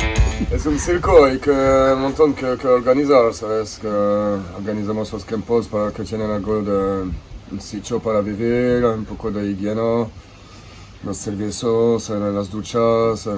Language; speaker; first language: Spanish; non-native, fluent; French